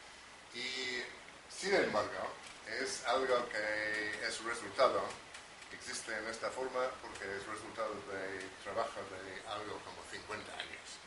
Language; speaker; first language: Spanish; non-native, fluent; English